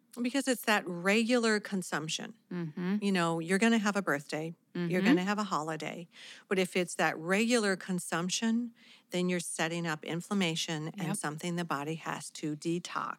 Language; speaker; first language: English; native; English